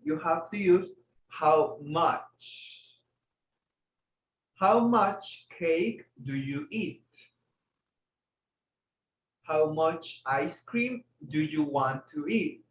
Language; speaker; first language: English; non-native, fluent; Spanish